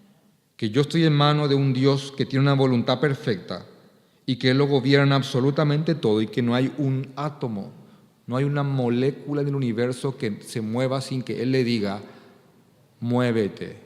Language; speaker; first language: Spanish; native; Spanish